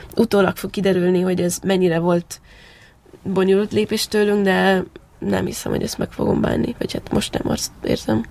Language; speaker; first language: Hungarian; early bilingual, heritage; Hungarian